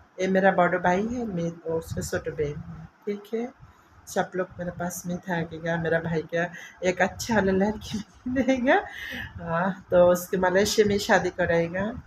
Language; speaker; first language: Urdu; non-native, learner; Bangla